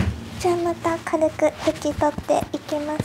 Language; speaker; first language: Japanese; native; Japanese